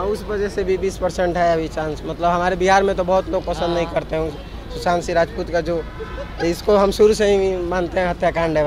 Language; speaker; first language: Hindi; native; Hindi